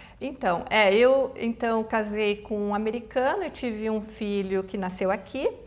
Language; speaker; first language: Portuguese; native; Portuguese